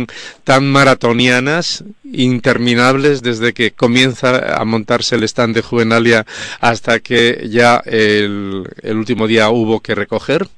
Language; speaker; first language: Spanish; native; Spanish